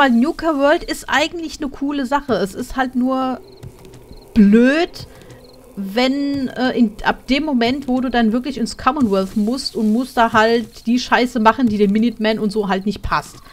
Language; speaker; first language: German; native; German